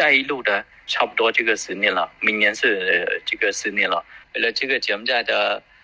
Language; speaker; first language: Chinese; non-native, fluent; Khmer